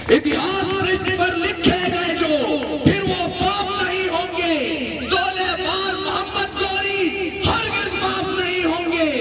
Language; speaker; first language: Hindi; native; Hindi